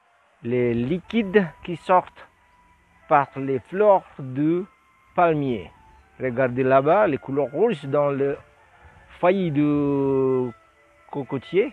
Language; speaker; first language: French; non-native, learner; Indonesian